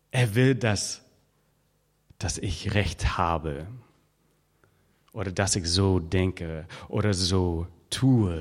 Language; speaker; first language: German; non-native, fluent; English